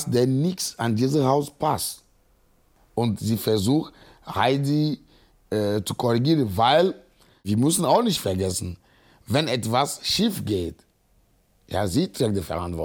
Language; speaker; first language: German; non-native, fluent; Ewe